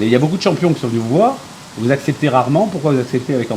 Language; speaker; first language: French; native; French